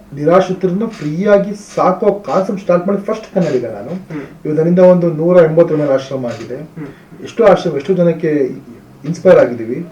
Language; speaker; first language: Kannada; native; Kannada